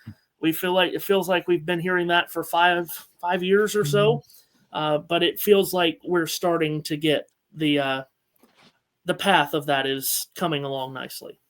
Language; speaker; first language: English; native; English